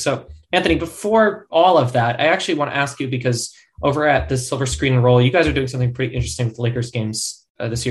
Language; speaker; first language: English; native; English